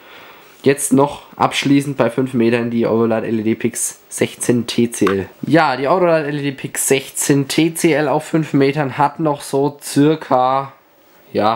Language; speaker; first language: German; native; German